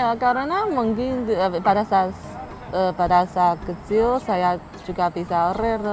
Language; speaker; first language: Indonesian; non-native, learner; Chinese